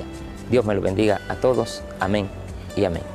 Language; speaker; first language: Spanish; native; Spanish